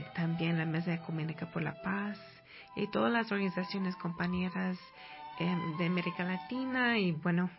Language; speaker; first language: Spanish; non-native, fluent; English